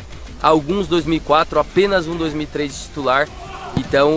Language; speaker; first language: Portuguese; native; Portuguese